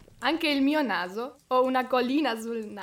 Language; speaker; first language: Italian; non-native, learner; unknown